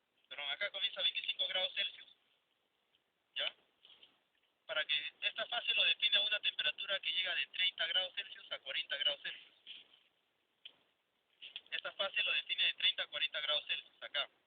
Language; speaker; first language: Spanish; native; Spanish